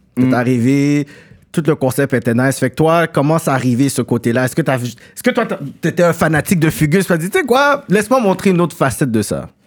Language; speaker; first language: French; native; French